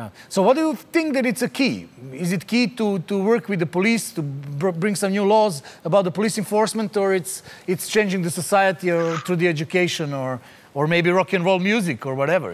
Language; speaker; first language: English; non-native, fluent; Serbian